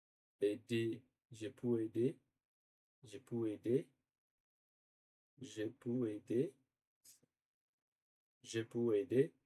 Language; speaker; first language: French; non-native, learner; Portuguese